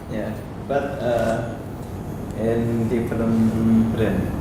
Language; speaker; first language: English; non-native, learner; Indonesian